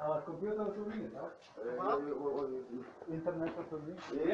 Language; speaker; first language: Polish; non-native, learner; Slovenian